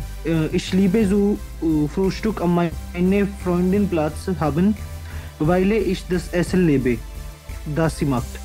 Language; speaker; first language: German; non-native, learner; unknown